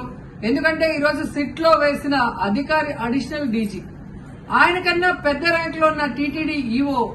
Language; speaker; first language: Telugu; native; Telugu